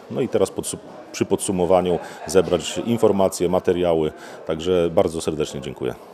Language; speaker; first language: Polish; native; Polish